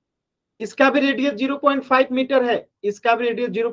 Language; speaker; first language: Hindi; native; Hindi